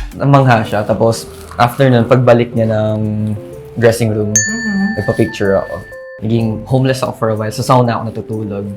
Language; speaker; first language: Filipino; early bilingual, heritage; Filipino